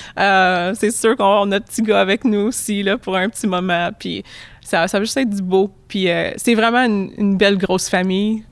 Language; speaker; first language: French; native; French